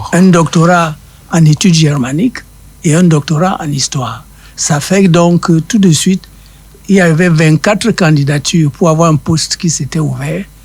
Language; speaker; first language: French; non-native, local second language; Duala